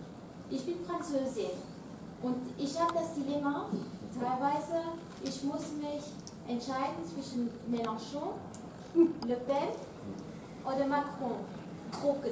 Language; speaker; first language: German; non-native, fluent; French